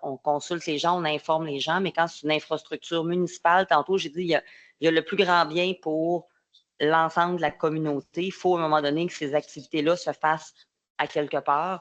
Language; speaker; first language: French; native; French